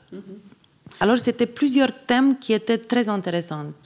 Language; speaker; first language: French; non-native, fluent; Romanian